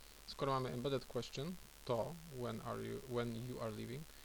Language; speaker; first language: English; non-native, fluent; Polish